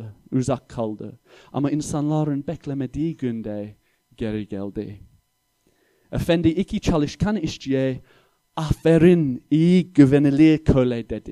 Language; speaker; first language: Turkish; non-native, fluent; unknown